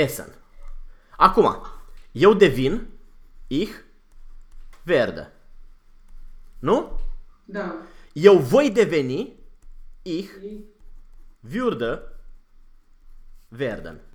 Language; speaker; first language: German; non-native, fluent; Romanian